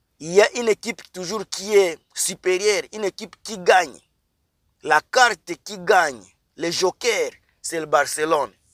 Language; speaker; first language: French; non-native, local second language; Lingala